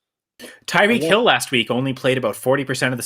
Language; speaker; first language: English; native; English